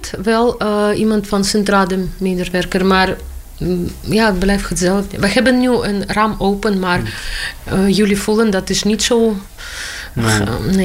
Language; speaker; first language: Dutch; non-native, learner; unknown